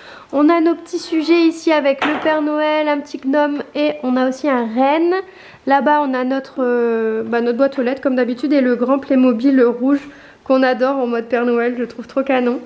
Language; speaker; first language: French; native; French